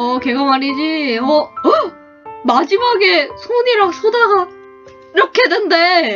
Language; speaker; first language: Korean; native; Korean